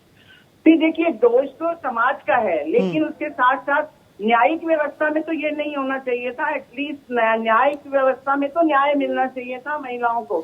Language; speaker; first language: Hindi; native; Hindi